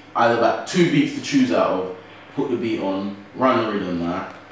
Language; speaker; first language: English; native; English